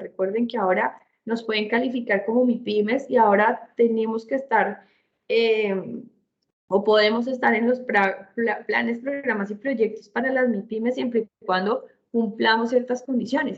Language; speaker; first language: Spanish; native; Spanish